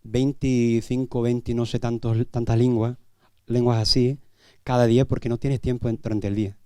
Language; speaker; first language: Spanish; non-native, fluent; English